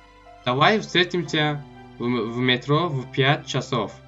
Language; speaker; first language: Russian; non-native, local second language; Tajik